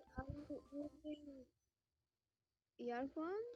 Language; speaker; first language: English; non-native, learner; Bangla